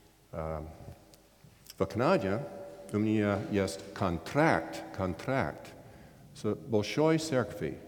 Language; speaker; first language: Russian; non-native, learner; English